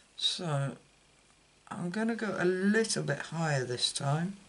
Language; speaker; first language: English; native; English